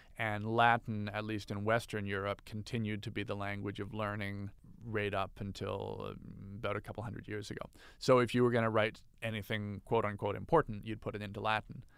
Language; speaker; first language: English; native; English